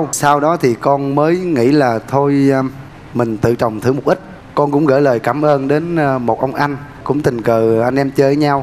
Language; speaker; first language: Vietnamese; native; Vietnamese